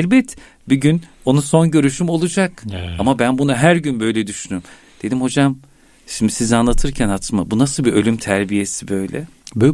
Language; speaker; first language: Turkish; native; Turkish